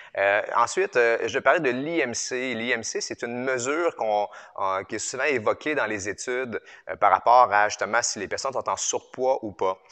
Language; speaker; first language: French; native; French